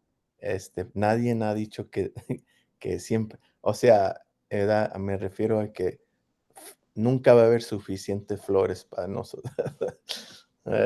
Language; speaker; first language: Spanish; early bilingual, heritage; English